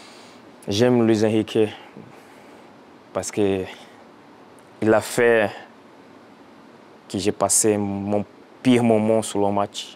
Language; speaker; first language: French; non-native, fluent; Portuguese